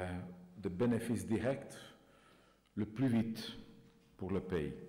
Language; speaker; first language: French; non-native, fluent; Hungarian